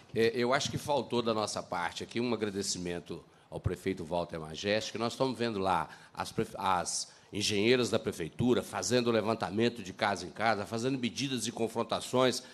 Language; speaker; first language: Portuguese; native; Portuguese